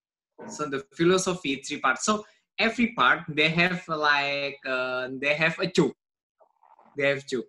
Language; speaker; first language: English; non-native, learner; Indonesian